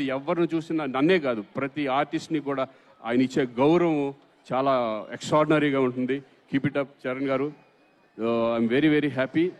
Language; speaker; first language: Telugu; native; Telugu